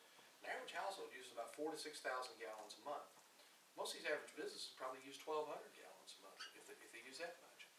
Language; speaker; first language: English; native; English